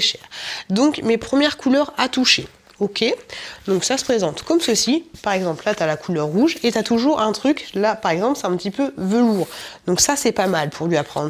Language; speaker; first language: French; native; French